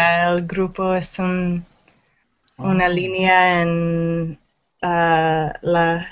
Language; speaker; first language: Spanish; non-native, learner; English